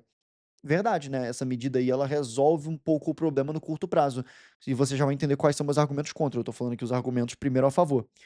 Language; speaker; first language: Portuguese; native; Portuguese